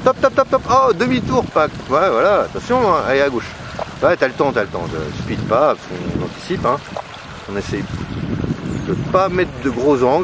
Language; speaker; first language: French; native; French